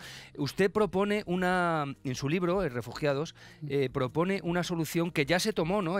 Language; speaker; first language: Spanish; native; Spanish